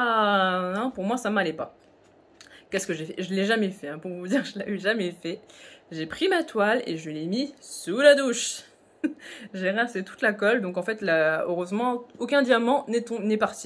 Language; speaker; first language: French; native; French